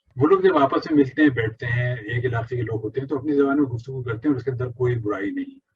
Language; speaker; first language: Urdu; native; Urdu